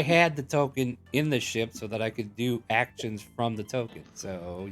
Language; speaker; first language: English; native; English